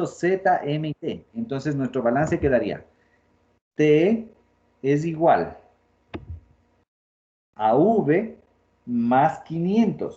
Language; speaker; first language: Spanish; native; Spanish